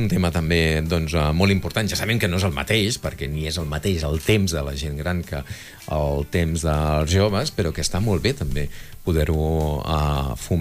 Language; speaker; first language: Catalan; native; Catalan